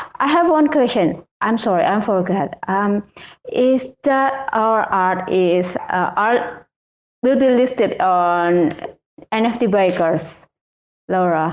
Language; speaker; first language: English; non-native, learner; Indonesian